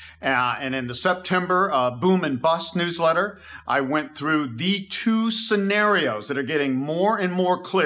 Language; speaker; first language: English; native; English